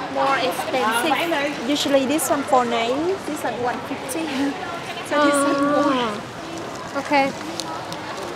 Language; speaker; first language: English; non-native, learner; Vietnamese